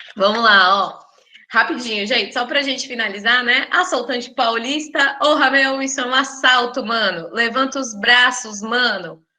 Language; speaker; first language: Portuguese; native; Portuguese